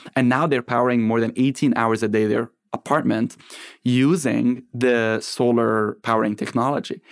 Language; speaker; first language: English; non-native, fluent; Arabic